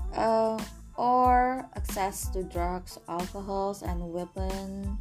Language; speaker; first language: English; non-native, fluent; Indonesian